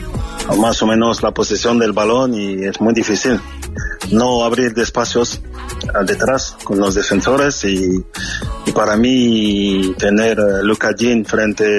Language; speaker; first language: Spanish; non-native, fluent; French